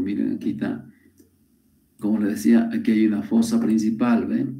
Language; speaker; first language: Spanish; native; Spanish